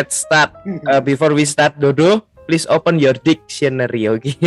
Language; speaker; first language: English; non-native, learner; Indonesian